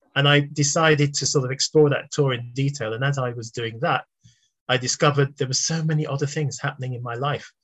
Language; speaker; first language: English; native; English